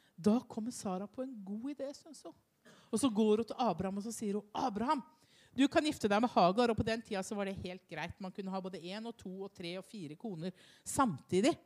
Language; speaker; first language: Norwegian; native; Norwegian